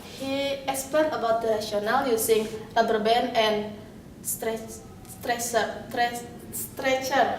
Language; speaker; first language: English; non-native, learner; Indonesian